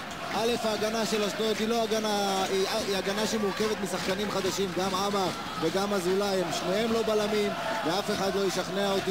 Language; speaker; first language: Hebrew; native; Hebrew